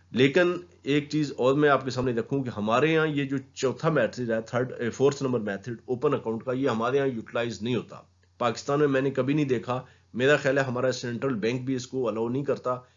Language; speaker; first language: Urdu; non-native, local second language; Punjabi